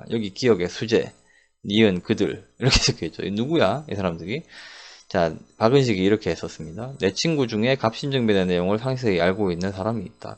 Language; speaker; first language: Korean; native; Korean